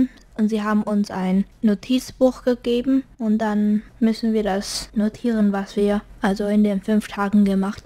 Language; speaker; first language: German; early bilingual, heritage; German